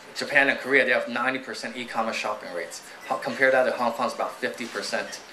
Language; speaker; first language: English; native; English